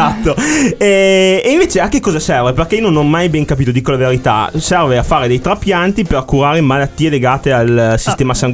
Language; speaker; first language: Italian; native; Italian